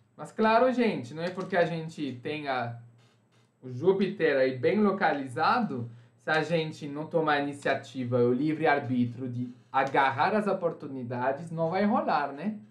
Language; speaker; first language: Portuguese; non-native, fluent; French